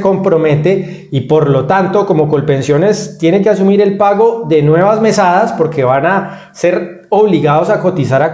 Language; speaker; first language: Spanish; native; Spanish